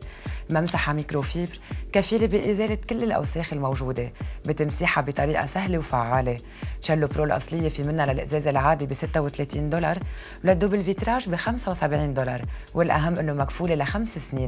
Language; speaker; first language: Arabic; native; Arabic